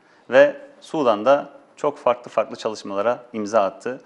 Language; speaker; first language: Turkish; native; Turkish